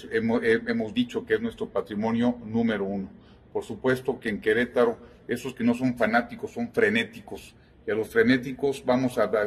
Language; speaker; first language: Spanish; native; Spanish